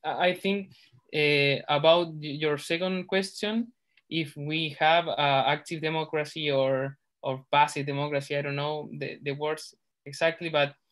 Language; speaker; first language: English; non-native, learner; Spanish